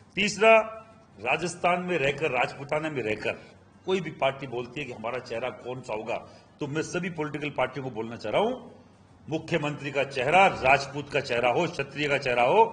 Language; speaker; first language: Hindi; non-native, local second language; Rajasthani